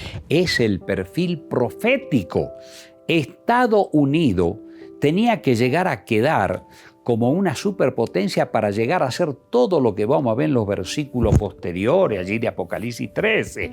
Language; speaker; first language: Spanish; native; Spanish